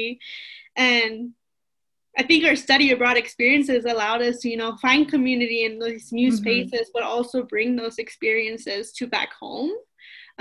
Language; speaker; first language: English; early bilingual, other home language; Spanish